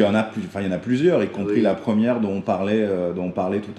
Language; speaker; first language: French; native; French